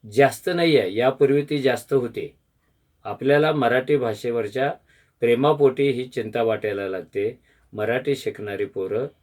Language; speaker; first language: Marathi; native; Marathi